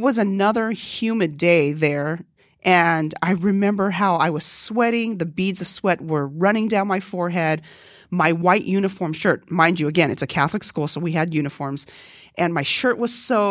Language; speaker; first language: English; non-native, fluent; Korean